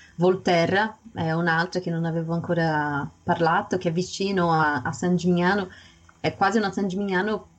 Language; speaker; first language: Italian; non-native, fluent; Portuguese